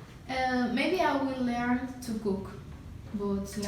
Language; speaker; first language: English; non-native, learner; Spanish